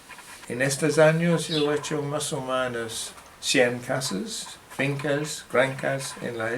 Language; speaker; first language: Spanish; non-native, learner; English